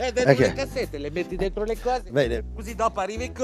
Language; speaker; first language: Italian; native; Italian